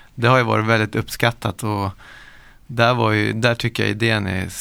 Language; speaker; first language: Swedish; native; Swedish